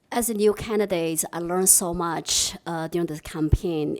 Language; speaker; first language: English; non-native, fluent; Chinese